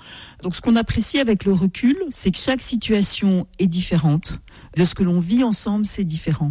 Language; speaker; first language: French; native; French